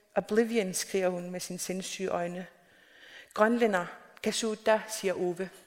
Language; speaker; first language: Danish; non-native, local second language; Kalaallisut